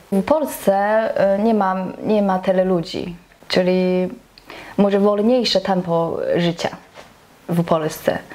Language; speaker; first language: Polish; non-native, learner; Chinese